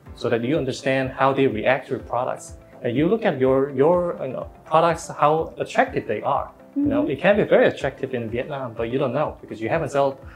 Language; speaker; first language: English; non-native, fluent; Korean